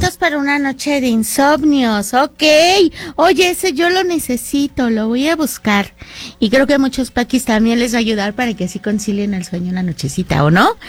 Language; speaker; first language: Spanish; native; Spanish